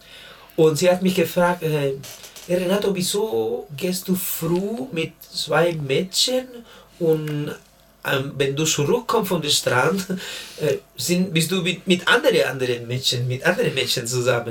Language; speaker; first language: German; non-native, learner; Spanish